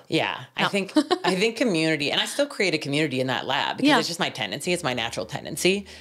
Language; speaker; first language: English; native; English